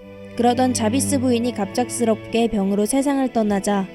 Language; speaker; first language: Korean; native; Korean